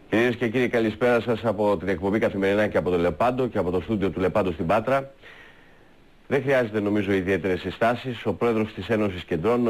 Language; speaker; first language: Greek; native; Greek